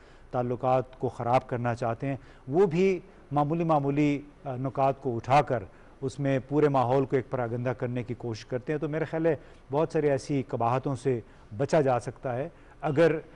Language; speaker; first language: Urdu; native; Urdu